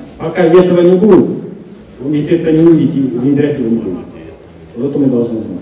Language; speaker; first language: Russian; non-native, local second language; Kazakh